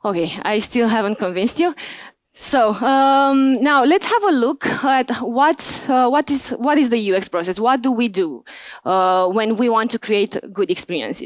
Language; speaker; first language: English; non-native, fluent; Romanian